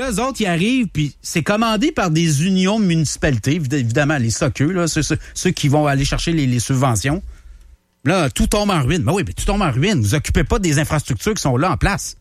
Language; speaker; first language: French; native; French